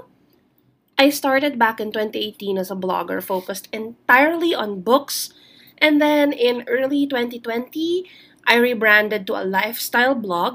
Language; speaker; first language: English; non-native, local second language; Filipino